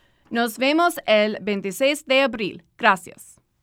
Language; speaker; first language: Spanish; non-native, learner; English